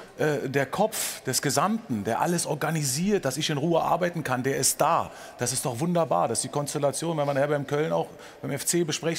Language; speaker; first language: German; native; German